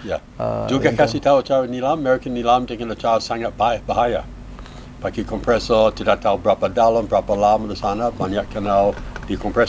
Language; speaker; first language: Indonesian; non-native, learner; English